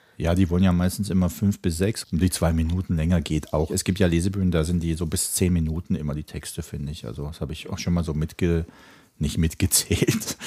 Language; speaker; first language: German; early bilingual, other home language; Czech